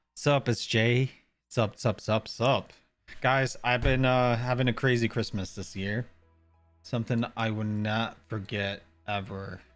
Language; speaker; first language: English; native; English